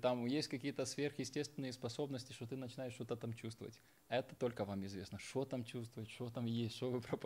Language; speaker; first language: Russian; native; Russian